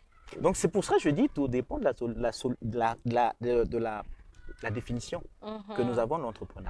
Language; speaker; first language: French; non-native, local second language; Rundi